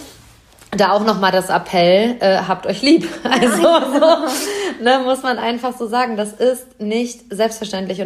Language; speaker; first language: German; native; German